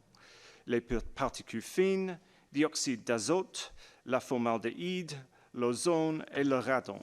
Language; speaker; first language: French; non-native, learner; English